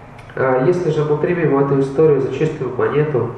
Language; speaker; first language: Russian; native; Russian